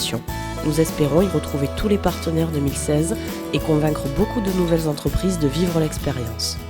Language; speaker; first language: French; native; French